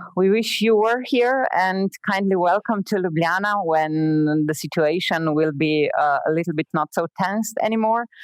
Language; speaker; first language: English; non-native, fluent; Slovenian